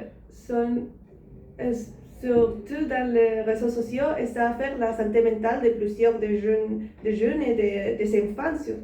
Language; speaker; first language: French; non-native, learner; Spanish